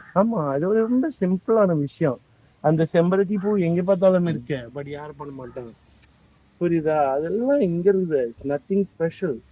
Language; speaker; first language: Tamil; non-native, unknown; English